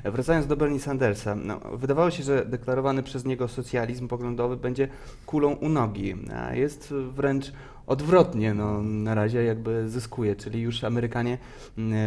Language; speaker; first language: Polish; native; Polish